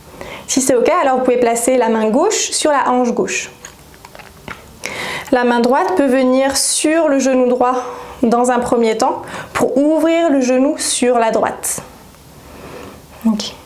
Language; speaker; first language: French; native; French